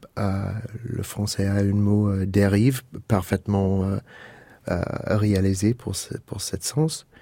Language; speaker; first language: French; non-native, fluent; English